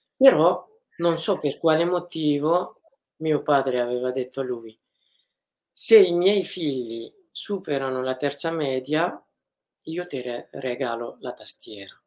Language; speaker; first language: Italian; non-native, fluent; Kurdish